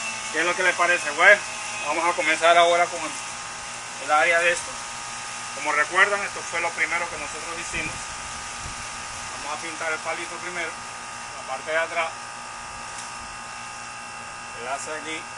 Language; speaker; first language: Spanish; native; Spanish